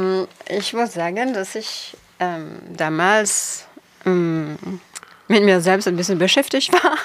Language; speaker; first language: German; non-native, fluent; French